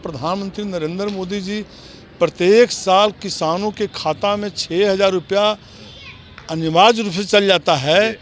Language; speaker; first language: Hindi; native; Hindi